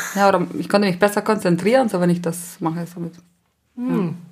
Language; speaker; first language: German; non-native, local second language; Ladin